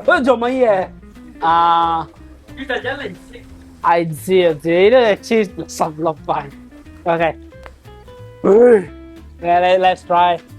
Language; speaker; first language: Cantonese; non-native, learner; Italian